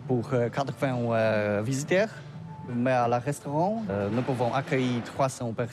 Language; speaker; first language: French; non-native, learner; Polish